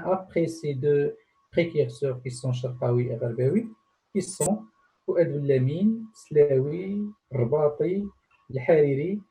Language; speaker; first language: French; non-native, local second language; Arabic